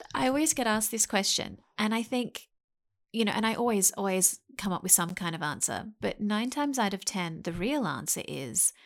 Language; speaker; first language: English; native; English